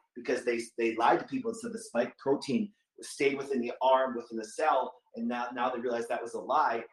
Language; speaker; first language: English; native; English